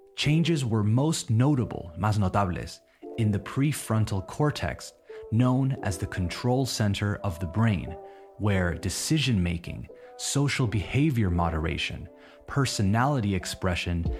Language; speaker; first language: English; native; English